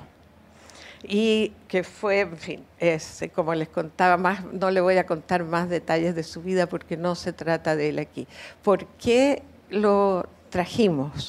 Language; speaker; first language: Spanish; native; Spanish